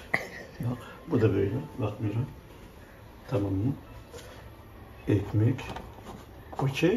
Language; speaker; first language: Turkish; native; Turkish